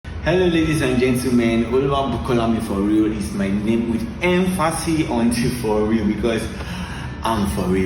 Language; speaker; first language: English; non-native, local second language; Yoruba